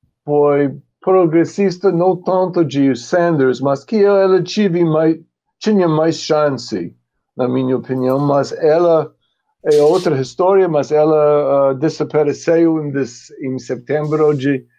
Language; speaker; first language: Portuguese; non-native, fluent; English